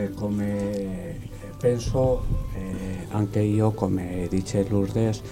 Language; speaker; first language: Italian; non-native, learner; Spanish